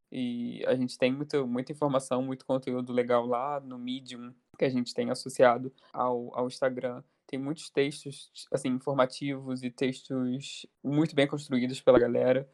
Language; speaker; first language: Portuguese; native; Portuguese